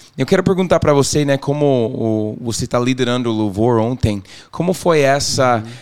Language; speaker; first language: Portuguese; non-native, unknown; English